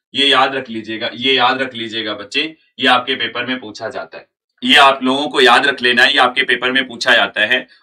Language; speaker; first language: Hindi; native; Hindi